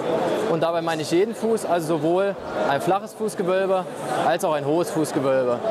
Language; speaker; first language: German; native; German